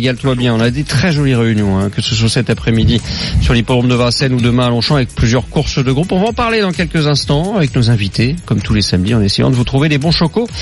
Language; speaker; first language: French; native; French